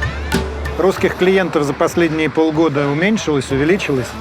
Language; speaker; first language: Russian; native; Russian